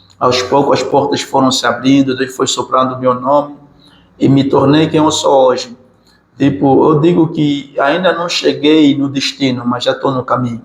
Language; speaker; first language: Portuguese; native; Portuguese